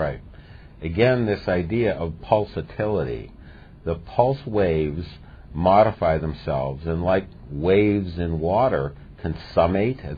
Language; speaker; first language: English; native; English